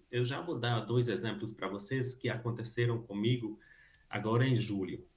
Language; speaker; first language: Portuguese; non-native, fluent; Hungarian